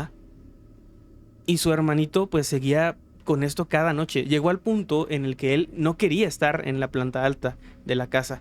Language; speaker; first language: Spanish; native; Spanish